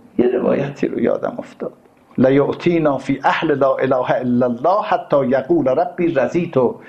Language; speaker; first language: Persian; native; Persian